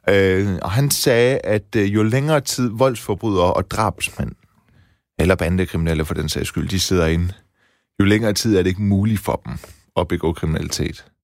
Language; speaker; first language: Danish; early bilingual, other home language; Persian